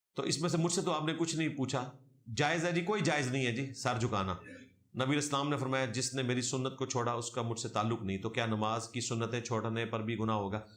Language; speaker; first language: Urdu; non-native, local second language; Punjabi